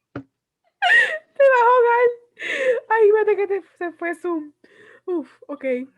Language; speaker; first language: Spanish; early bilingual, other home language; English